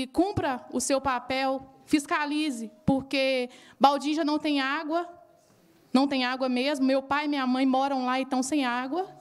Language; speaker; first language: Portuguese; native; Portuguese